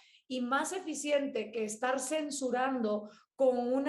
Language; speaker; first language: Spanish; native; Spanish